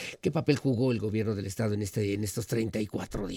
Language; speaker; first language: Spanish; native; Spanish